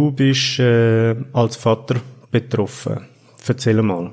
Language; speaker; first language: German; native; German